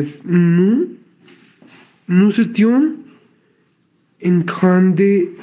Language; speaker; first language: French; non-native, learner; Spanish